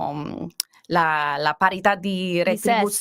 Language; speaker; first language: Italian; non-native, learner; English